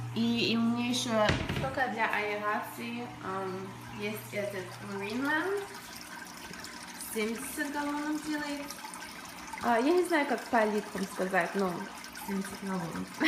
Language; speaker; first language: Russian; early bilingual, other home language; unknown